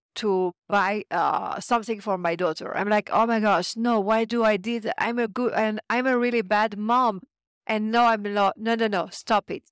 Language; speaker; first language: English; non-native, fluent; French